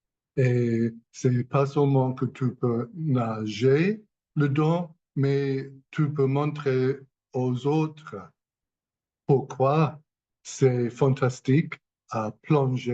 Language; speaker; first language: French; non-native, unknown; English